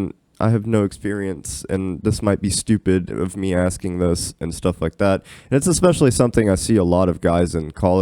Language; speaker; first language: English; native; English